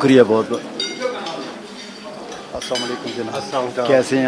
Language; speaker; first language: Urdu; native; Urdu